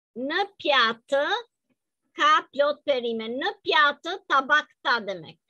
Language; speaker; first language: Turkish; non-native, fluent; Albanian